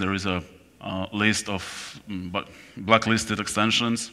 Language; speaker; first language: English; non-native, fluent; Polish